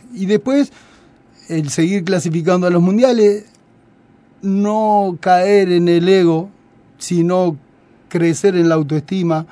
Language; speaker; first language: Spanish; native; Spanish